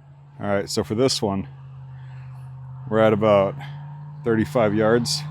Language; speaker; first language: English; native; English